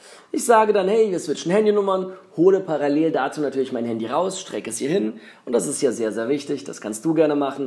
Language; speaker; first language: German; native; German